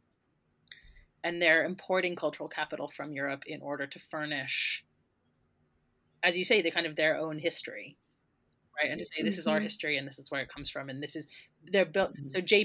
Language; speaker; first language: English; native; English